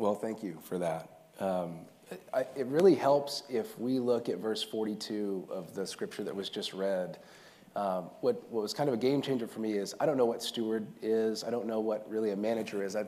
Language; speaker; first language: English; native; English